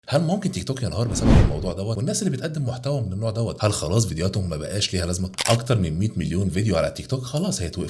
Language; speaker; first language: Arabic; native; Arabic